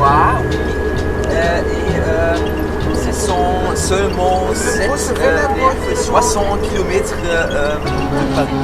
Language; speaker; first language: French; non-native, learner; German